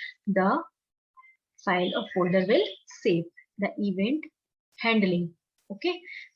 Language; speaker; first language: English; non-native, local second language; Hindi